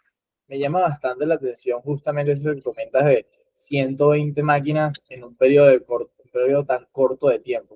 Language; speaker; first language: Spanish; native; Spanish